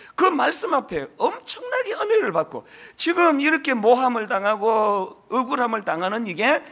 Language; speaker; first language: Korean; native; Korean